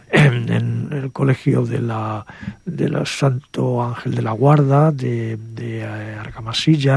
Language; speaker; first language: Spanish; native; Spanish